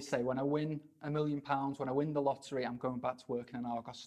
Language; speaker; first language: English; native; English